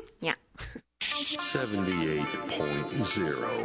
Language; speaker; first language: Japanese; native; Japanese